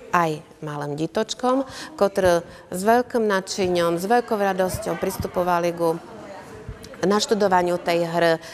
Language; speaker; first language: Slovak; non-native, local second language; Rusyn